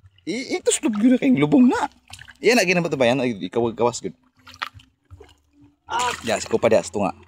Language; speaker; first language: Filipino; non-native, local second language; Cebuano